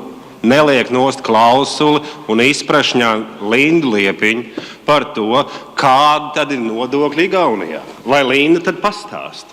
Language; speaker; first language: Latvian; native; Latvian